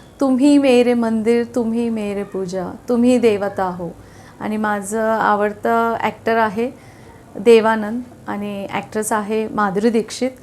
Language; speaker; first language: Marathi; non-native, local second language; Telugu